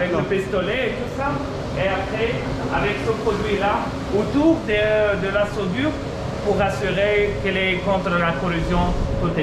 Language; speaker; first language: French; non-native, local second language; Arabic